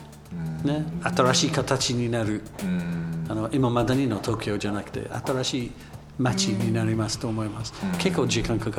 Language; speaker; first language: Japanese; non-native, learner; English